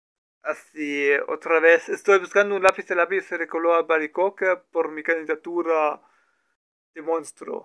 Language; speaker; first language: Spanish; non-native, learner; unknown